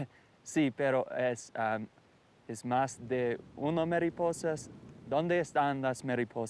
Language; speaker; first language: Spanish; non-native, learner; English